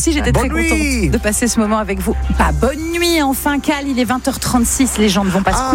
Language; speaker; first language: French; native; French